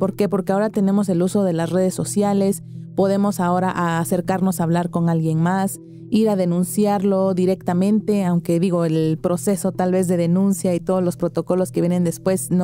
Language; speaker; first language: Spanish; native; Spanish